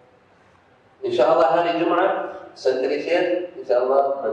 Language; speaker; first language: Indonesian; non-native, fluent; Arabic